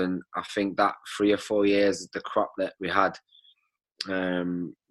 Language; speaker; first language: English; native; English